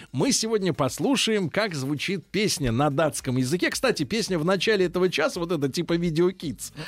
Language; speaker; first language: Russian; native; Russian